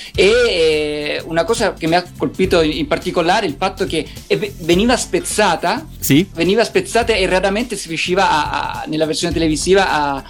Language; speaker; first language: Italian; native; Italian